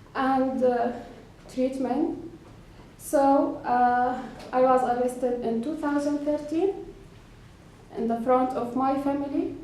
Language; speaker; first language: English; non-native, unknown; Arabic